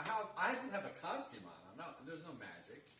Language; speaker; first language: English; native; English